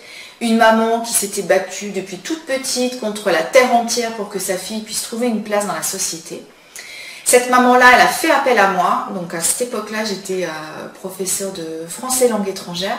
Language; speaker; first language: French; native; French